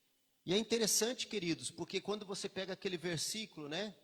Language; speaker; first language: Portuguese; native; Portuguese